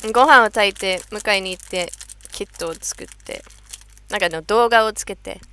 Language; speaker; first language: Japanese; non-native, fluent; English